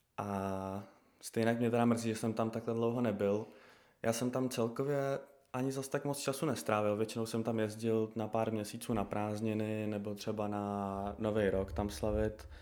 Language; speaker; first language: Czech; early bilingual, other home language; Russian